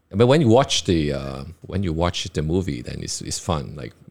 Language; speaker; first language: English; non-native, local second language; Cantonese